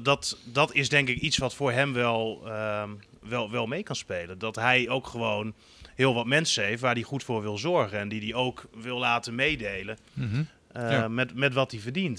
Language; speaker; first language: Dutch; native; Dutch